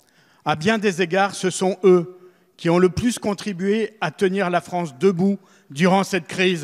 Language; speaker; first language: French; native; French